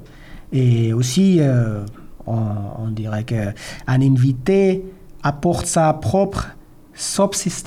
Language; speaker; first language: French; non-native, learner; Persian